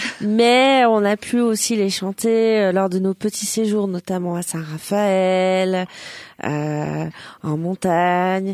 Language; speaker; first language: French; native; French